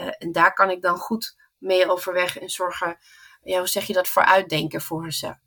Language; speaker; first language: Dutch; early bilingual, heritage; Dutch